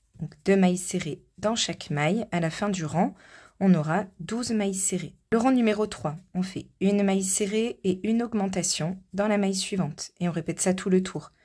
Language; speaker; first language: French; native; French